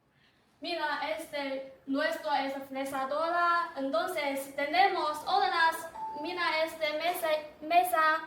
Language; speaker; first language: Spanish; non-native, learner; Chinese